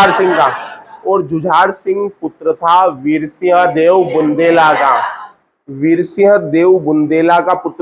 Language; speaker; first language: Hindi; native; Hindi